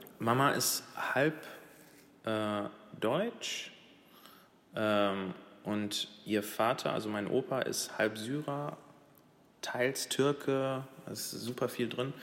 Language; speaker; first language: German; early bilingual, other home language; Arabic